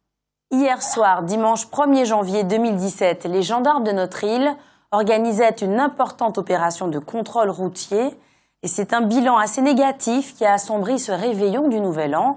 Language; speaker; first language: French; native; French